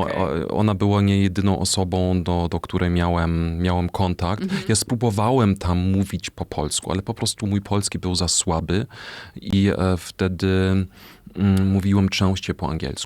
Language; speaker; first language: Polish; non-native, fluent; German